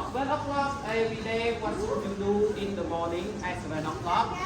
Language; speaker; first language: English; non-native, learner; Khmer